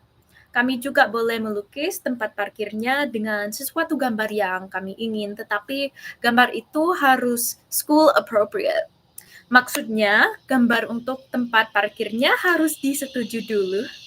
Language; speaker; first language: Indonesian; early bilingual, heritage; English